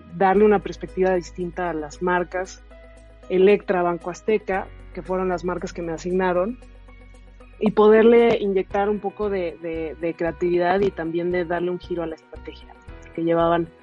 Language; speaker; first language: Spanish; native; Spanish